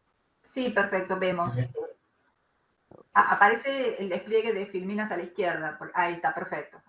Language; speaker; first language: Spanish; native; Spanish